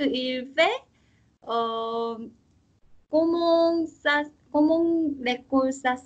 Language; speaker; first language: French; non-native, learner; Korean